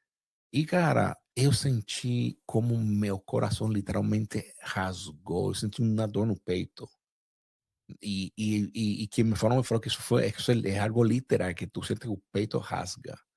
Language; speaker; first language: Portuguese; non-native, fluent; Spanish